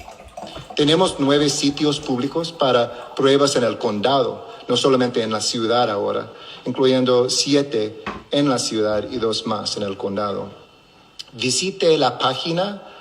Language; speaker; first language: Spanish; non-native, local second language; English